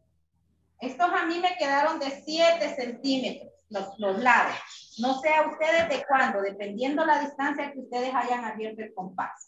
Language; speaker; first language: Spanish; native; Spanish